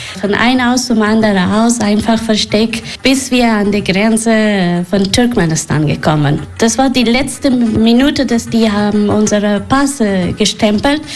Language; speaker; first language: German; non-native, learner; Persian